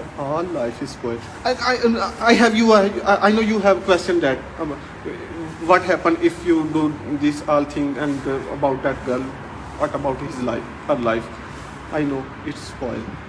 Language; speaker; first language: English; non-native, learner; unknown